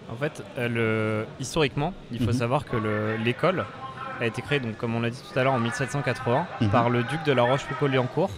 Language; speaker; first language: French; native; French